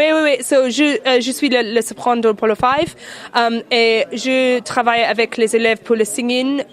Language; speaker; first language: French; non-native, learner; English